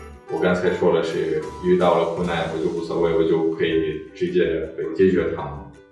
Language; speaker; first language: Chinese; non-native, fluent; Russian